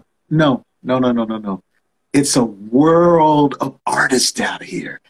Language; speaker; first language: English; native; English